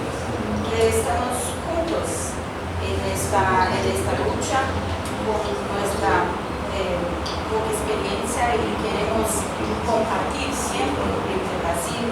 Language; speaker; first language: Spanish; non-native, fluent; Portuguese